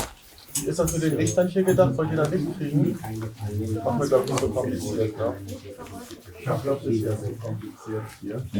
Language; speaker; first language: German; native; German